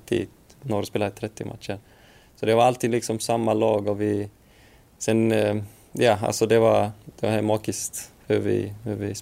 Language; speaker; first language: Swedish; non-native, fluent; Icelandic